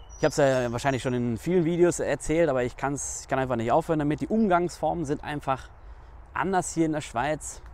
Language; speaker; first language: German; native; German